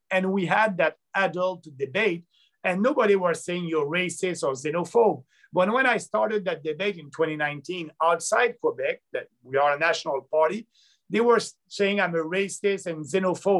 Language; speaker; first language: English; non-native, local second language; French